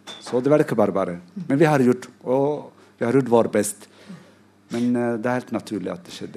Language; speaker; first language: Norwegian; non-native, fluent; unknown